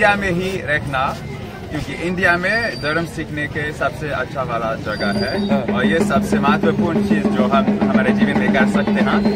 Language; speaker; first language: Hindi; non-native, fluent; French